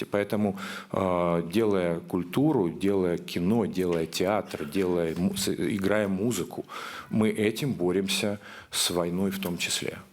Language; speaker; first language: Russian; native; Russian